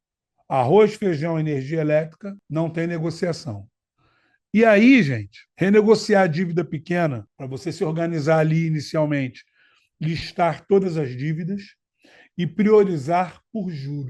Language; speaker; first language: Portuguese; native; Portuguese